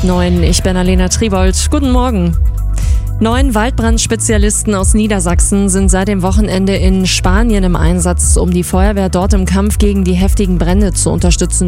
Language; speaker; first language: German; native; German